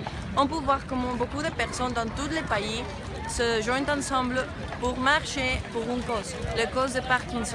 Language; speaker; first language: French; non-native, learner; Spanish